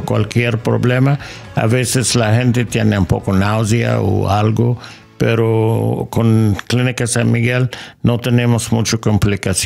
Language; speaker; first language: Spanish; non-native, learner; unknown